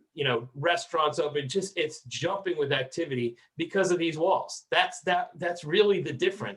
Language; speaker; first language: English; native; English